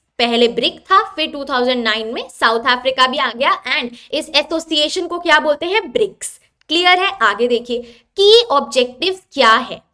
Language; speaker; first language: Hindi; native; Hindi